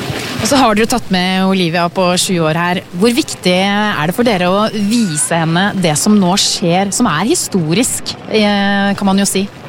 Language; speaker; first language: Norwegian; native; Norwegian